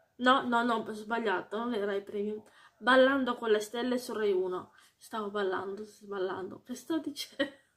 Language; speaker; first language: Italian; early bilingual, heritage; Italian